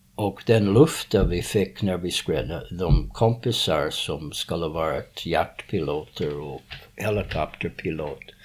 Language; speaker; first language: Swedish; early bilingual, other home language; English